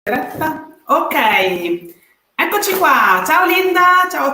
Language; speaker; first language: Italian; native; Italian